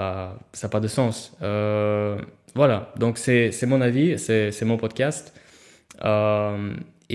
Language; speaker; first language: French; non-native, fluent; Russian